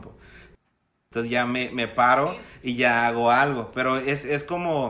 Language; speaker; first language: Spanish; native; Spanish